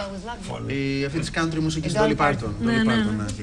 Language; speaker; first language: Greek; native; Greek